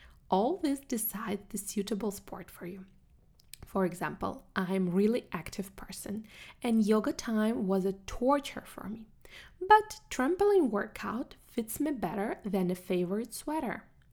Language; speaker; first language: English; non-native, fluent; Russian